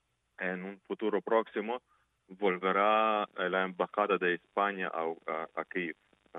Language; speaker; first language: Spanish; non-native, fluent; Ukrainian